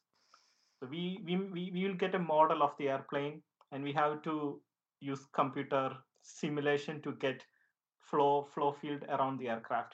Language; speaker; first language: English; non-native, local second language; Malayalam